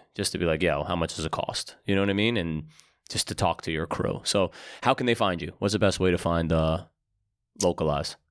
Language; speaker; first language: English; non-native, fluent; Hebrew